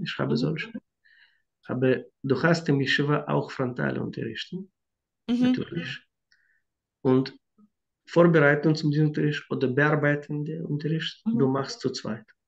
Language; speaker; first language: German; non-native, fluent; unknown